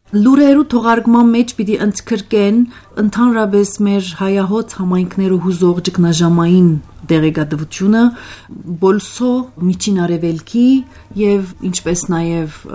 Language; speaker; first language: Armenian; early bilingual, heritage; Armenian